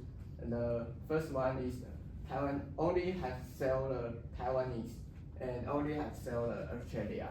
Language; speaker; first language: English; non-native, learner; Chinese